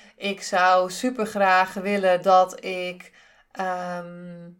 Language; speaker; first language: Dutch; native; Dutch